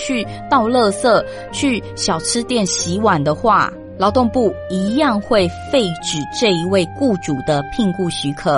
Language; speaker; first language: Chinese; native; Chinese